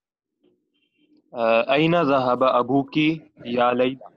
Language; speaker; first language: Arabic; non-native, learner; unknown